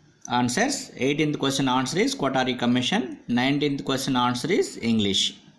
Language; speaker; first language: English; non-native, local second language; Telugu